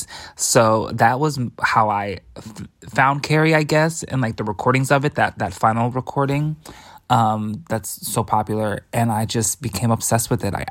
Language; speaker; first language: English; native; English